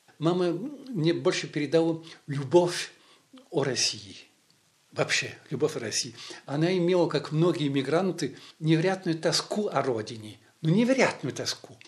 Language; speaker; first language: Russian; early bilingual, heritage; Russian